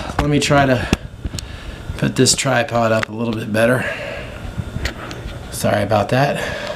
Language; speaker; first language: English; native; English